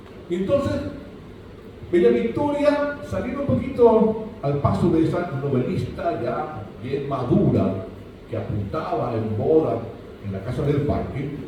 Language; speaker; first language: Spanish; native; Spanish